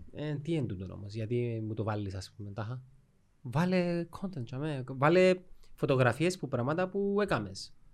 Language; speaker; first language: Greek; native; Greek